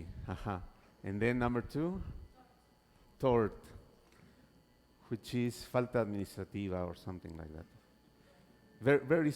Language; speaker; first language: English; non-native, fluent; Spanish